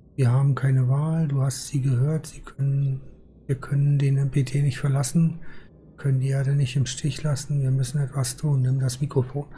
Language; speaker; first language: German; native; German